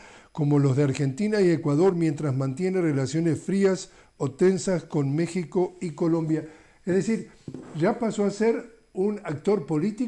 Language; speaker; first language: Spanish; native; Spanish